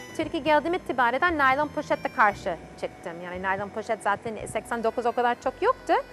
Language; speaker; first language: Turkish; non-native, fluent; English